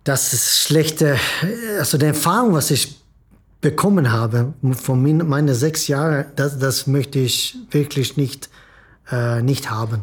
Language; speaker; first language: German; non-native, fluent; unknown